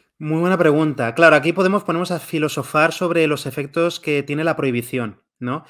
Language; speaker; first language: Spanish; native; Spanish